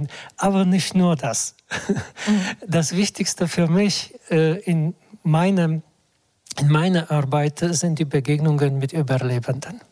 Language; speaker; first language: German; non-native, fluent; Polish